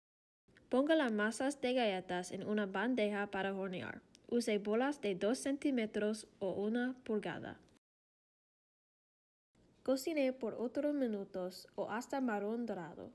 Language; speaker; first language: Spanish; non-native, learner; English